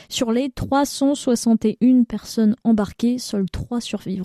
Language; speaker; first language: French; native; French